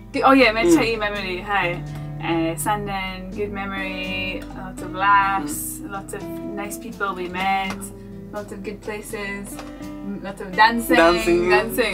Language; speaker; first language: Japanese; non-native, learner; English